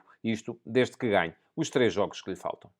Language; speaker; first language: Portuguese; native; Portuguese